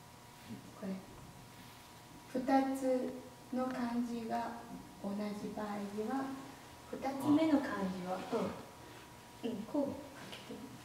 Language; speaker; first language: Japanese; non-native, fluent; Chinese